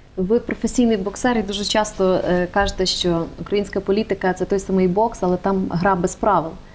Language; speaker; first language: Ukrainian; native; Ukrainian